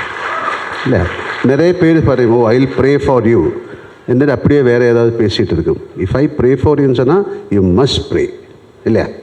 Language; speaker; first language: Tamil; non-native, learner; Malayalam